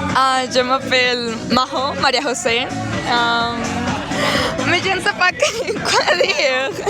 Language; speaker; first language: French; non-native, learner; Spanish